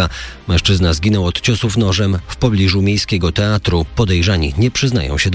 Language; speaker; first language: Polish; native; Polish